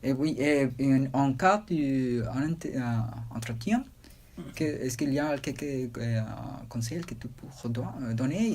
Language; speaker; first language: French; non-native, learner; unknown